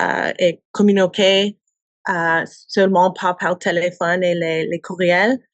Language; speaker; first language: French; non-native, learner; English